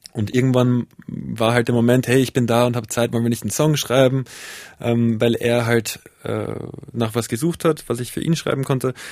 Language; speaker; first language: German; native; German